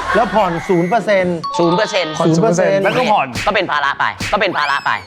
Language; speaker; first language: Thai; non-native, fluent; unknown